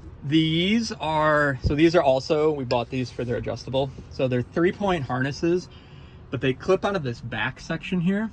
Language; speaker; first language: English; native; English